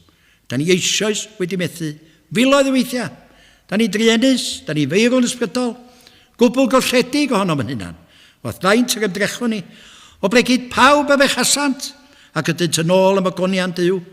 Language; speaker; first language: Welsh; native; Welsh